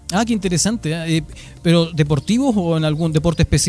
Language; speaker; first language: Spanish; native; Spanish